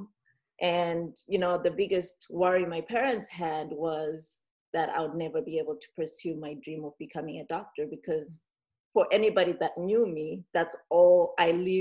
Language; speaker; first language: English; non-native, local second language; Shona